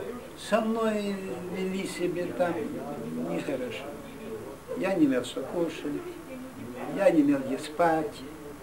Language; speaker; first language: Russian; non-native, local second language; Yiddish